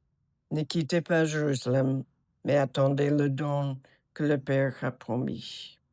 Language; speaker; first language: French; non-native, fluent; English